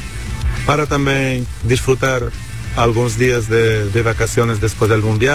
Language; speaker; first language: Spanish; non-native, learner; Portuguese